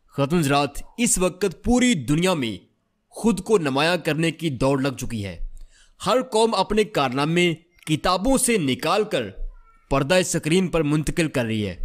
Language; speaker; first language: Urdu; native; Urdu